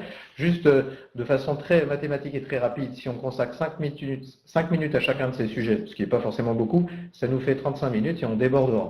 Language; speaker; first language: French; native; French